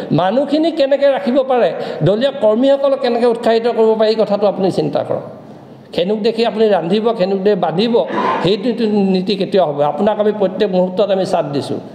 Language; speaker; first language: Assamese; non-native, local second language; Mising